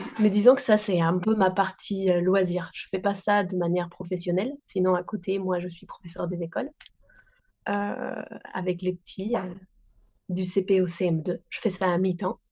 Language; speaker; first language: French; non-native, fluent; Spanish